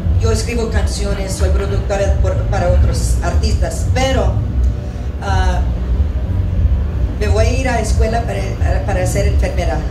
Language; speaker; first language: Spanish; early bilingual, heritage; English